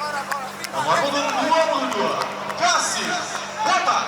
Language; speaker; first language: Indonesian; native; Indonesian